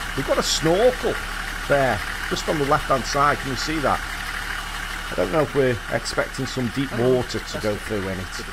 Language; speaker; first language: English; native; English